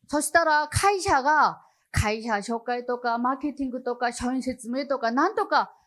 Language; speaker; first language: Japanese; non-native, learner; Chinese